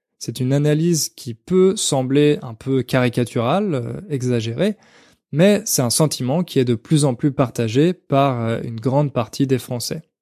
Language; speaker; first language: French; native; French